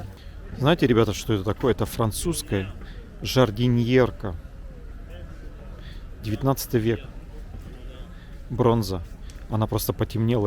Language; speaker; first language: Russian; native; Russian